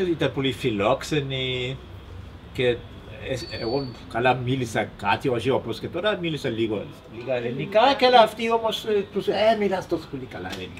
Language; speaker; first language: Greek; non-native, fluent; German